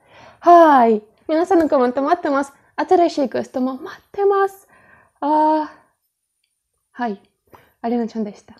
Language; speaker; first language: Japanese; non-native, fluent; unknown